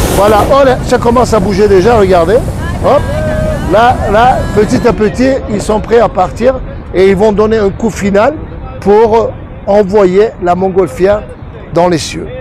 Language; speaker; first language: French; non-native, fluent; Turkish